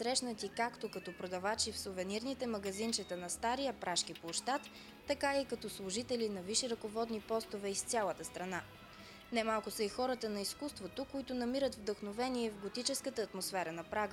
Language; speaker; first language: Bulgarian; native; Bulgarian